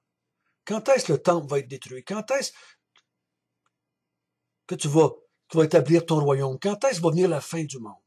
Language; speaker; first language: French; native; French